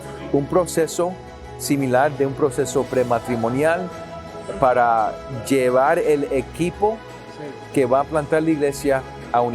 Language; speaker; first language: Spanish; early bilingual, heritage; English